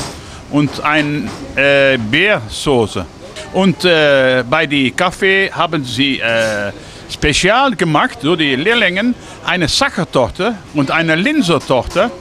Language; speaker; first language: German; non-native, learner; Dutch